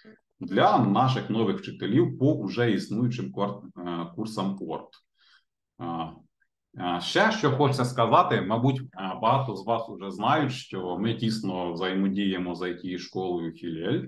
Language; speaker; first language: Ukrainian; native; Ukrainian